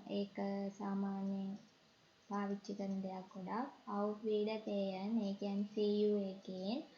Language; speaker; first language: Sinhala; native; Sinhala